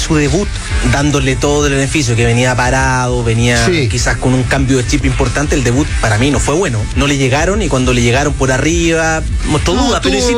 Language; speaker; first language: Spanish; native; Spanish